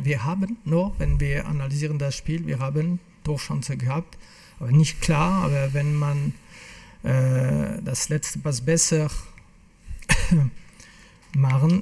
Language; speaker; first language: German; non-native, fluent; French